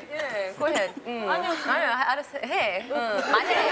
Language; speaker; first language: Korean; non-native, fluent; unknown